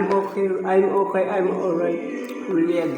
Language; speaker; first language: English; non-native, learner; Filipino